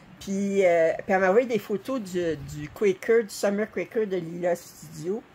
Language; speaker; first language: French; native; French